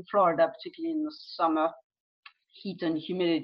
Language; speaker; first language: English; non-native, fluent; French